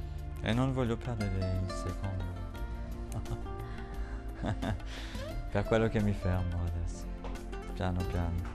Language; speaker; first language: Italian; non-native, fluent; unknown